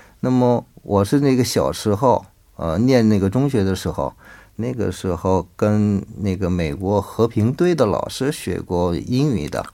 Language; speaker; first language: Chinese; non-native, fluent; Korean